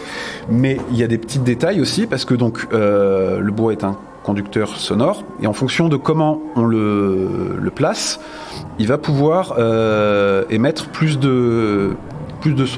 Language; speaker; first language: French; native; French